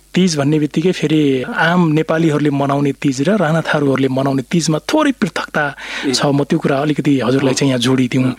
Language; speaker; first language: Nepali; non-native, local second language; Rana Tharu